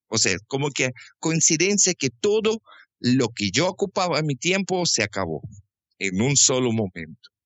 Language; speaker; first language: Spanish; non-native, fluent; Russian